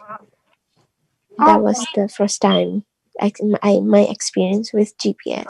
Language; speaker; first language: English; non-native, local second language; Nepali